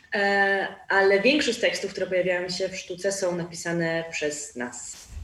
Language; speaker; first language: Polish; non-native, learner; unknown